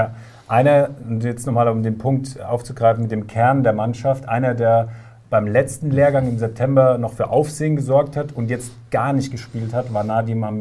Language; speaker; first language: German; native; German